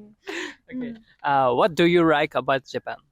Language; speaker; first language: English; non-native, fluent; Japanese